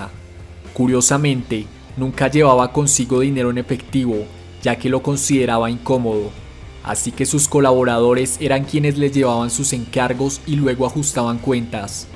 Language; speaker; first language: Spanish; native; Spanish